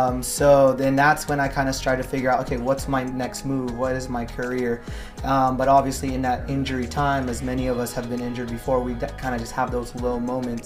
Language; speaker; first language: English; native; English